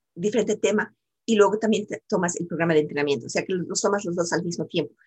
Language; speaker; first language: Spanish; native; Spanish